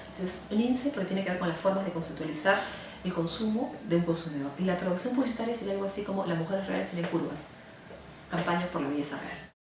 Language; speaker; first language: Spanish; native; Spanish